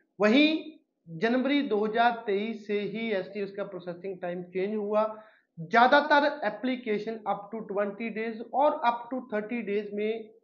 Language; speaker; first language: Hindi; non-native, local second language; Punjabi